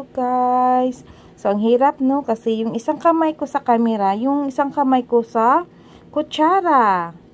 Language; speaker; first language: Filipino; non-native, local second language; Cebuano